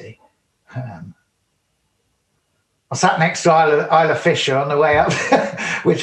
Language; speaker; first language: English; native; English